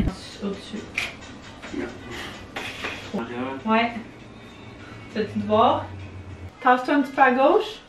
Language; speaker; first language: French; native; French